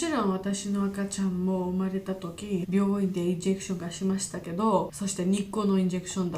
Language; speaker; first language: Japanese; non-native, learner; Georgian